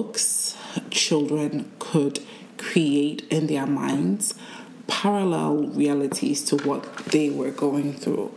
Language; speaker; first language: English; non-native, local second language; Akan